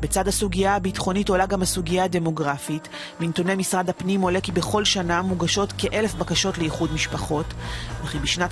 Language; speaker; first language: Hebrew; native; Hebrew